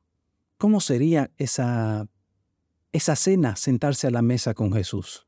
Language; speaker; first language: Spanish; native; Spanish